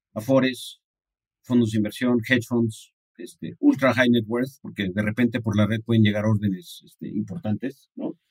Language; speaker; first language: Spanish; native; Spanish